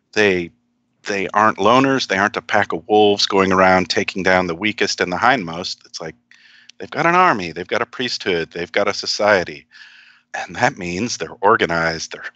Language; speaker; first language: English; native; English